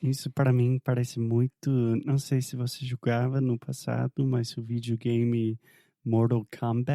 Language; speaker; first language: Portuguese; non-native, fluent; English